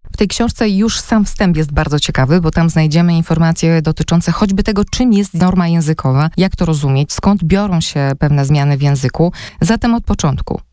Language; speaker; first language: Polish; native; Polish